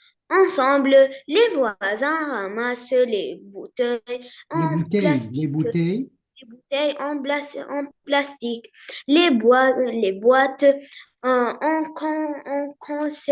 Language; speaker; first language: French; non-native, learner; Arabic